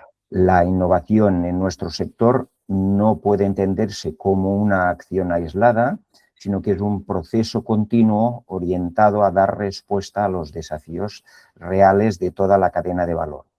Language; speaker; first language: Spanish; native; Spanish